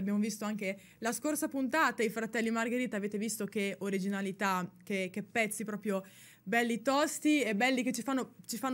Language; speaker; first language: Italian; native; Italian